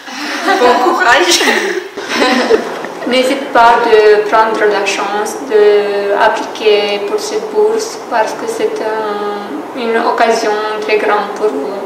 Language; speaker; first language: French; non-native, fluent; Romanian